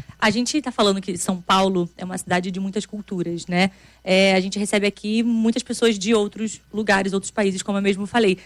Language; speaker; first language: Portuguese; native; Portuguese